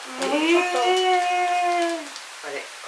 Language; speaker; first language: Japanese; native; Japanese